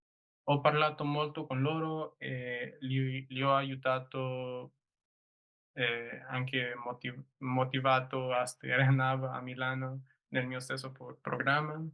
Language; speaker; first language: Italian; non-native, learner; English